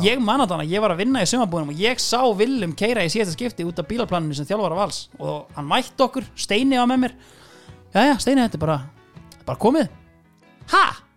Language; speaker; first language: Icelandic; native; Icelandic